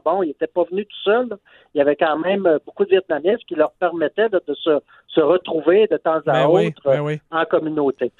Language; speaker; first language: French; native; French